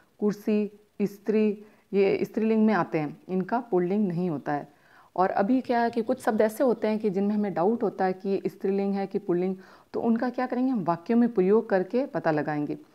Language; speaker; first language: Hindi; native; Hindi